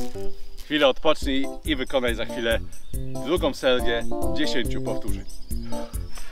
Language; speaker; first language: Polish; native; Polish